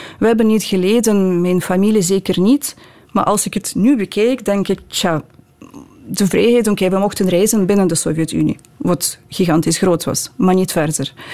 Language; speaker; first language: Dutch; non-native, fluent; Ukrainian